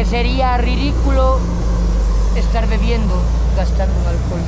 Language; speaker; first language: Spanish; native; Spanish